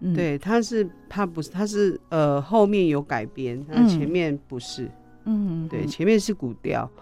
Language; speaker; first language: Chinese; non-native, local second language; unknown